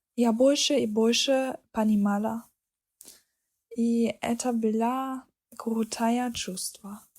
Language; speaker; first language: Russian; non-native, learner; German